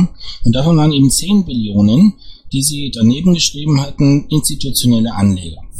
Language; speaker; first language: German; native; German